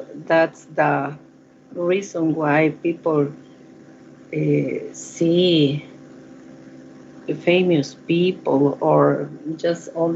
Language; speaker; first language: English; non-native, learner; Spanish